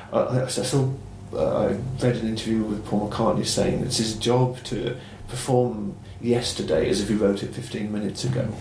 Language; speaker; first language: English; native; English